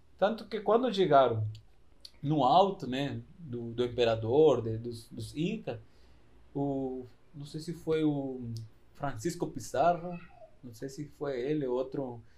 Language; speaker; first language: Portuguese; non-native, fluent; Spanish